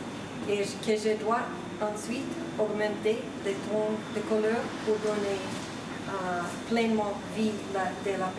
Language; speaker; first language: French; non-native, fluent; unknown